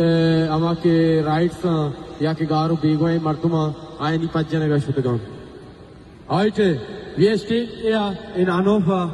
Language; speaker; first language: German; non-native, learner; Baluchi